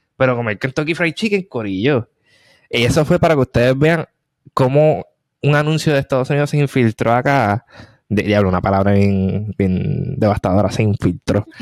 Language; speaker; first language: Spanish; native; Spanish